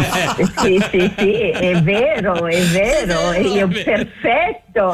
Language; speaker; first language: Italian; non-native, learner; English